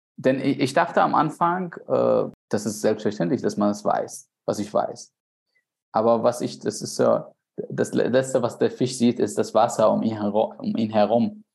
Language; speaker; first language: German; non-native, fluent; Arabic